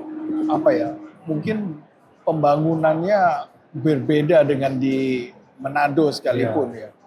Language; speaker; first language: Indonesian; native; Indonesian